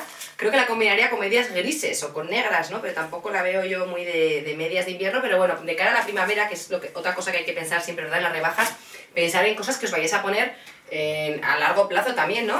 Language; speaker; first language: Spanish; native; Spanish